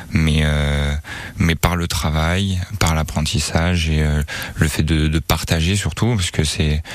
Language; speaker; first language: French; native; French